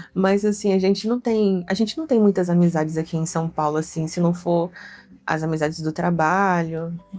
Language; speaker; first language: Portuguese; native; Portuguese